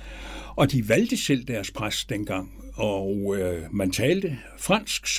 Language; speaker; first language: Danish; native; Danish